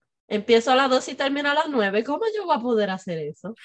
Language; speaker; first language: Spanish; native; Spanish